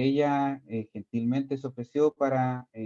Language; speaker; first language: Spanish; native; Spanish